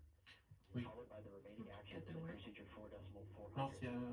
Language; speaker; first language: French; native; French